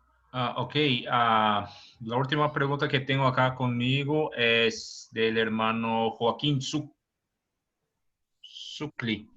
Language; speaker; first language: Spanish; non-native, learner; Portuguese